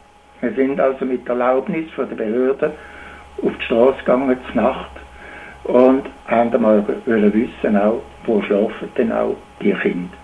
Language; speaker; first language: German; native; German